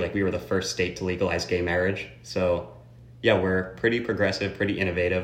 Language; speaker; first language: English; native; English